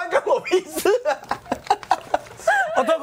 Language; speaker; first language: Chinese; native; Chinese